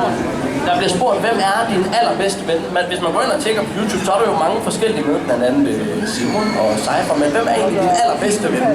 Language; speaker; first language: Danish; native; Danish